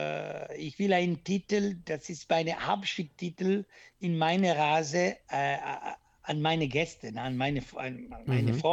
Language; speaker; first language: German; non-native, learner; Italian